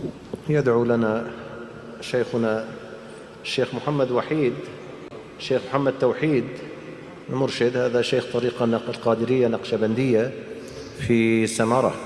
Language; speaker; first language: Arabic; native; Arabic